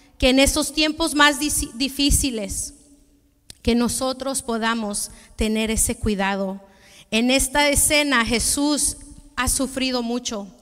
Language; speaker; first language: Spanish; early bilingual, heritage; Spanish